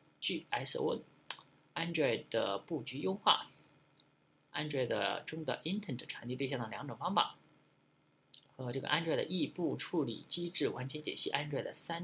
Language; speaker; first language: Chinese; native; Chinese